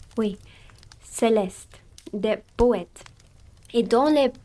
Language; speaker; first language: French; non-native, learner; English